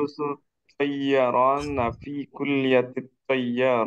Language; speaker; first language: Arabic; non-native, learner; Indonesian